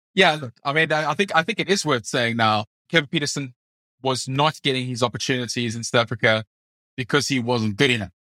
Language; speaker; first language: English; native; English